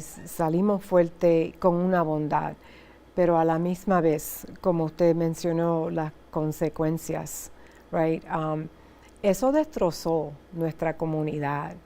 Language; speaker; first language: Spanish; early bilingual, heritage; Spanish